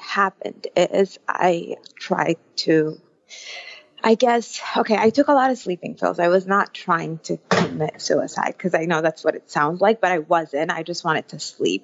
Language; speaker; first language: English; early bilingual, other home language; Arabic